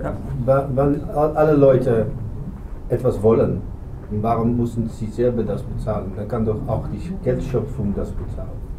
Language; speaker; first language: German; non-native, learner; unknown